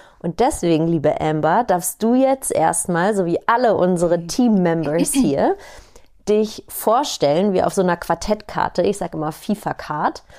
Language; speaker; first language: German; native; German